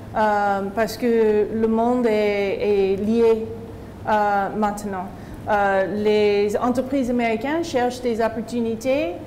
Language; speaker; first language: French; non-native, fluent; English